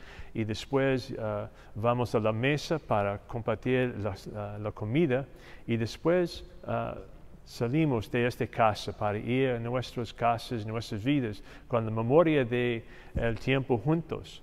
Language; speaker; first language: Spanish; non-native, fluent; English